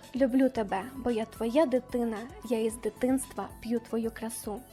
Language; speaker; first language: Ukrainian; native; Ukrainian